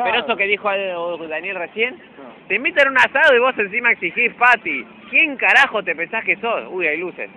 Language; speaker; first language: Spanish; native; Spanish